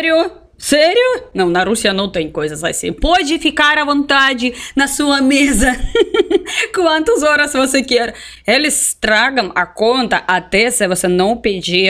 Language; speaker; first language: Portuguese; non-native, fluent; Russian